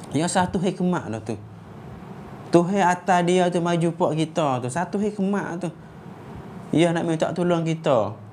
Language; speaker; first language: Malay; native; Malay